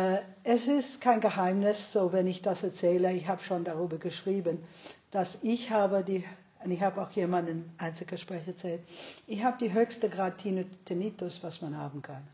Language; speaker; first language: German; non-native, fluent; English